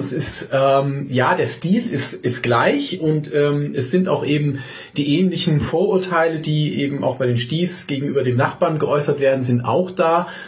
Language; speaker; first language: German; native; German